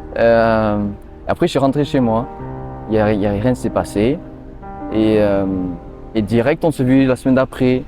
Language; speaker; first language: French; early bilingual, other home language; English